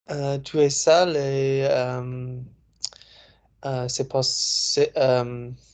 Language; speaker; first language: French; non-native, learner; English